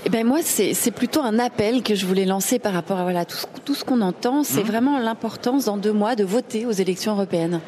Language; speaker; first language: French; native; French